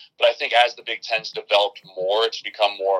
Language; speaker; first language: English; native; English